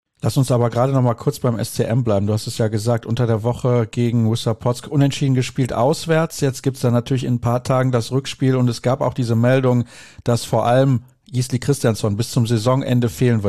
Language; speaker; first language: German; native; German